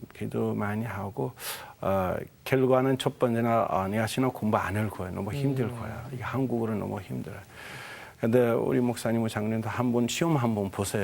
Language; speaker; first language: Korean; non-native, fluent; Persian